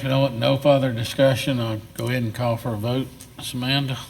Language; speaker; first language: English; native; English